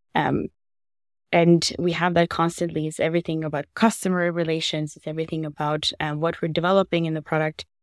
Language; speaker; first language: English; non-native, fluent; Norwegian